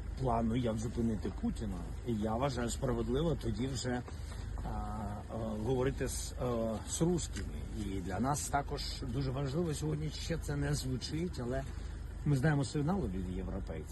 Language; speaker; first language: Ukrainian; non-native, local second language; Russian